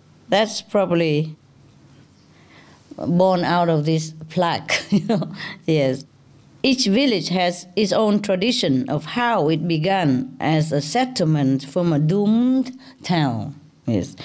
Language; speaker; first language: English; non-native, fluent; Vietnamese